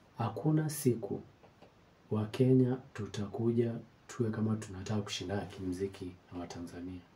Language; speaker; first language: Swahili; non-native, local second language; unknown